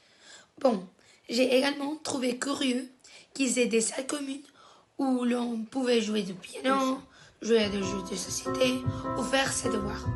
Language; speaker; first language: French; non-native, fluent; Spanish